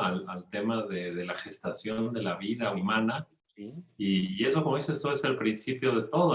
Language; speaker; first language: Spanish; native; Spanish